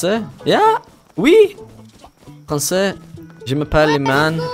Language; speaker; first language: French; non-native, learner; English